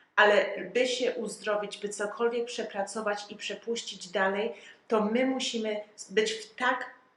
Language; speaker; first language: Polish; early bilingual, heritage; Polish